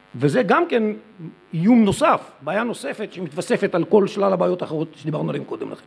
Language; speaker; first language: Hebrew; native; Hebrew